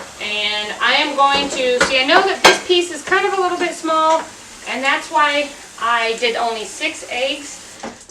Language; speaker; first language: English; native; English